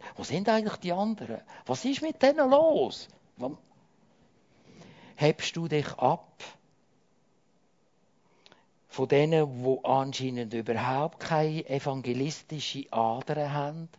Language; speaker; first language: German; native; German